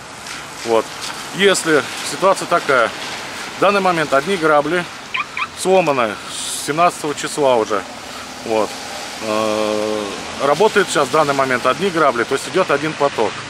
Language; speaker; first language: Russian; native; Russian